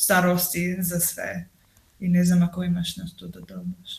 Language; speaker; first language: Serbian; non-native, learner; English